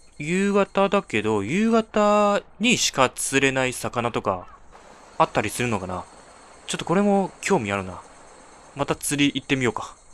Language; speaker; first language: Japanese; non-native, fluent; Chinese